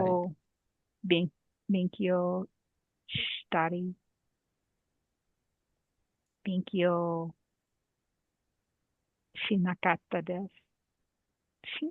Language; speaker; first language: Japanese; non-native, learner; English